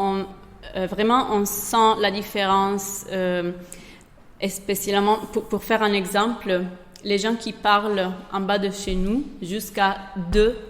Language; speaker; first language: French; non-native, fluent; Italian